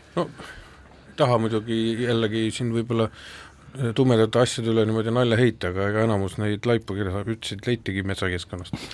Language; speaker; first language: Estonian; native; Estonian